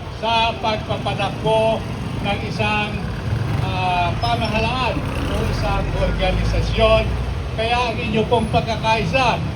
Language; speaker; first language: Filipino; native; Filipino